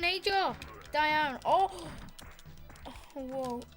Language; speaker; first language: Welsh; non-native, local second language; English